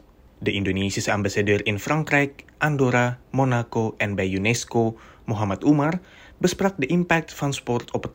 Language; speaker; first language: Dutch; non-native, fluent; Indonesian